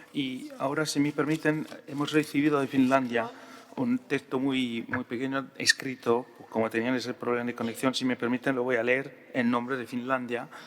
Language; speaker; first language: Spanish; non-native, fluent; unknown